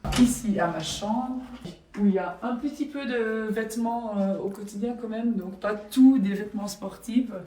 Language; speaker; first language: French; non-native, local second language; Dutch